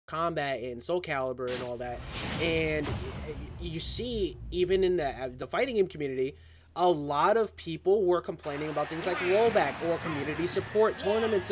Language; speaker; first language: English; native; English